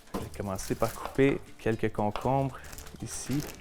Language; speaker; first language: French; native; French